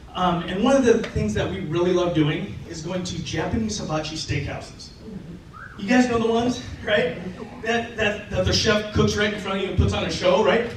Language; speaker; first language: English; native; English